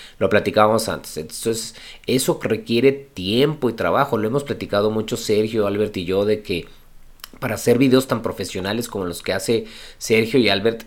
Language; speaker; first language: Spanish; native; Spanish